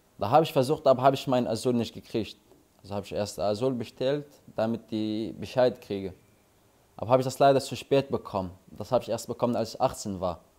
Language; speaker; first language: German; non-native, learner; Arabic